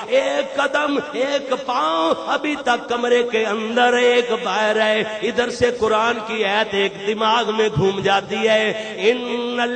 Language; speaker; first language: Urdu; non-native, local second language; Punjabi